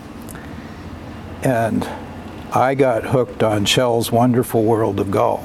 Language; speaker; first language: English; native; English